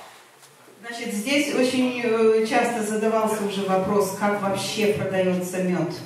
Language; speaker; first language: Russian; native; Russian